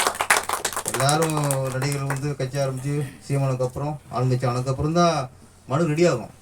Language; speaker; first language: Tamil; native; Tamil